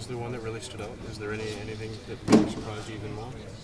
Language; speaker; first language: English; native; English